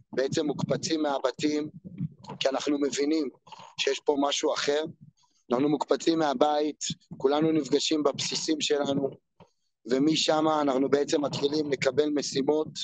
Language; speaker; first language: Hebrew; native; Hebrew